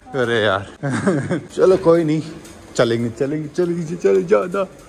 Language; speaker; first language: Hindi; native; Hindi